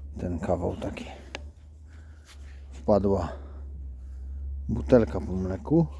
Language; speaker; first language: Polish; native; Polish